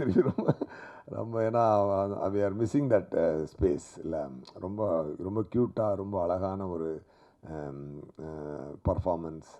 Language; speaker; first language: Tamil; native; Tamil